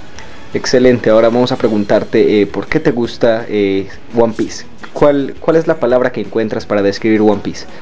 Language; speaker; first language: Spanish; native; Spanish